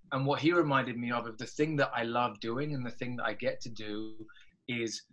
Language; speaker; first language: English; native; English